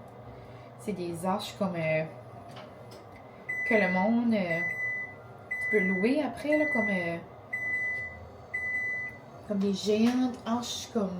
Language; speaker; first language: French; native; French